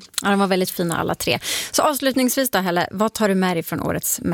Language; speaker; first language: Swedish; native; Swedish